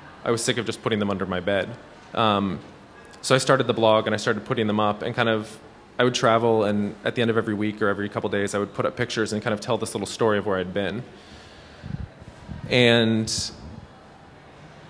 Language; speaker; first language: English; native; English